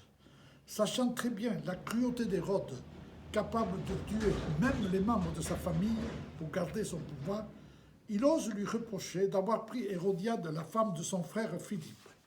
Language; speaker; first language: French; native; French